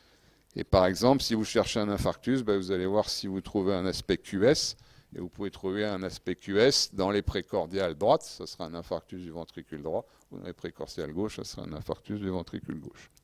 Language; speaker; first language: French; native; French